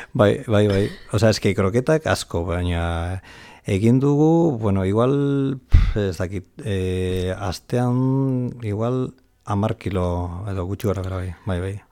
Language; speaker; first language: Basque; non-native, local second language; Spanish